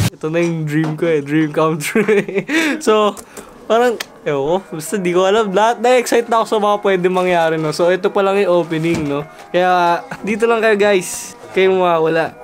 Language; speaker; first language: Filipino; native; Filipino